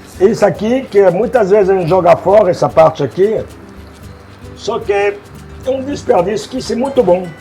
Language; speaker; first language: Portuguese; non-native, fluent; French